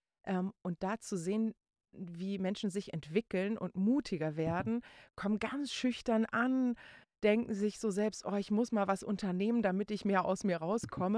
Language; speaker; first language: German; native; German